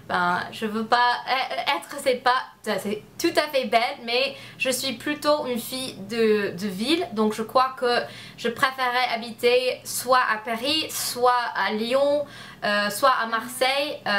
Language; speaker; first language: French; non-native, learner; English